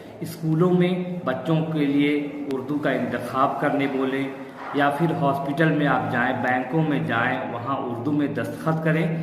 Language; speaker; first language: Urdu; native; Urdu